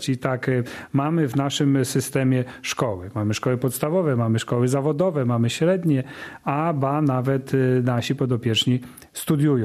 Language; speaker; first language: Polish; native; Polish